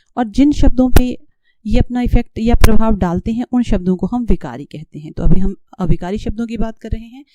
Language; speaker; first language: Hindi; native; Hindi